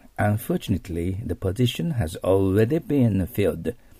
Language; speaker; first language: English; non-native, fluent; Japanese